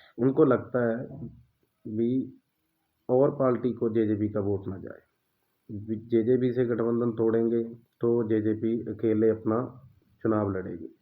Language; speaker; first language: Hindi; non-native, local second language; Punjabi